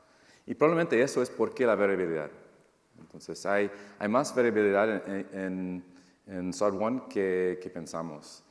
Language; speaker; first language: Spanish; non-native, fluent; English